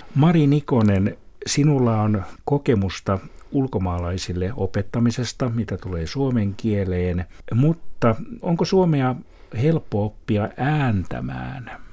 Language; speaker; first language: Finnish; native; Finnish